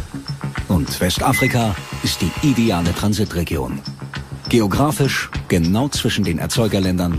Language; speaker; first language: German; native; German